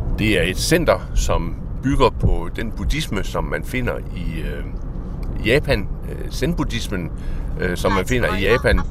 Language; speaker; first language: Danish; native; Danish